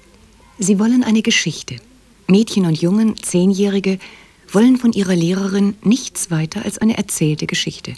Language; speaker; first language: German; native; German